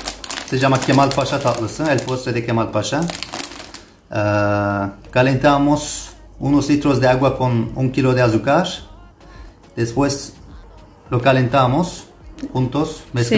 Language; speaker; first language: Spanish; non-native, fluent; Turkish